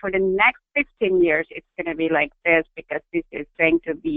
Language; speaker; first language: English; non-native, local second language; Filipino